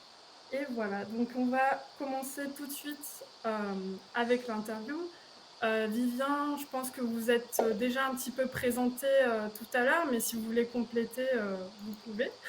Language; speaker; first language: French; native; French